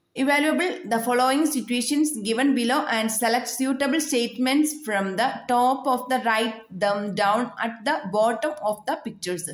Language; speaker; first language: English; non-native, local second language; Malayalam